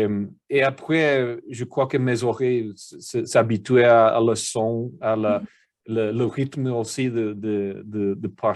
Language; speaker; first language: French; non-native, learner; English